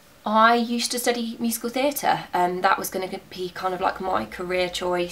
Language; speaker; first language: English; native; English